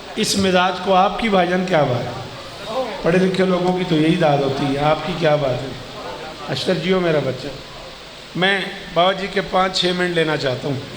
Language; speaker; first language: Urdu; non-native, local second language; Punjabi